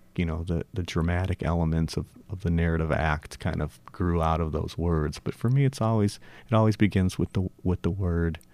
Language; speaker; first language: English; native; English